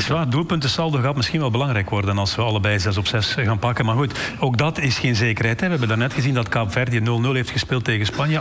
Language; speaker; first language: Dutch; native; Dutch